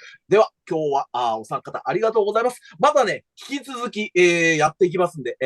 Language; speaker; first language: Japanese; native; Japanese